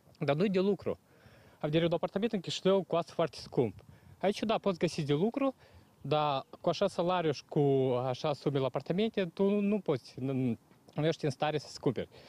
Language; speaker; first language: Romanian; non-native, local second language; Russian